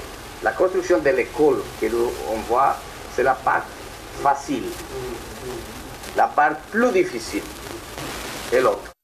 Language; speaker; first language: French; non-native, learner; Spanish